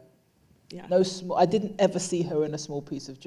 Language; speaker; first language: English; native; English